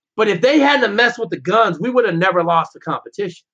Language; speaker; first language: English; native; English